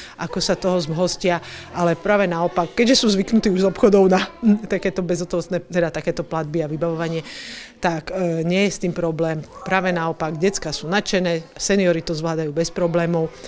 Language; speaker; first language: Slovak; native; Slovak